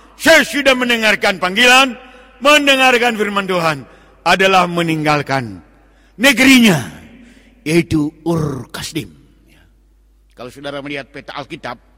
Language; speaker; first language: Indonesian; non-native, local second language; Batak Toba